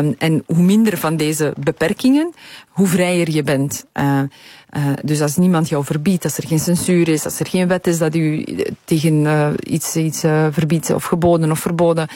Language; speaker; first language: Dutch; early bilingual, other home language; Polish